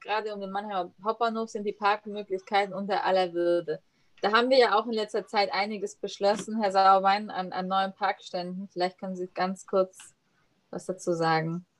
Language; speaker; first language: German; native; German